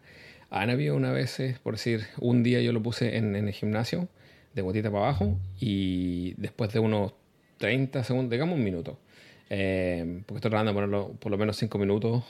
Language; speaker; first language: Spanish; early bilingual, heritage; Spanish